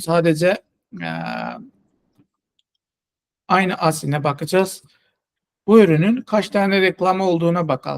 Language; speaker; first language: Turkish; non-native, fluent; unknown